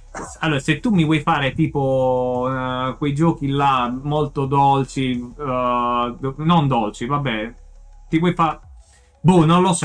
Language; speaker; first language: Italian; native; Italian